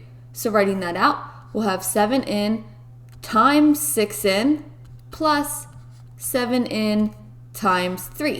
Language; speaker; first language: English; native; English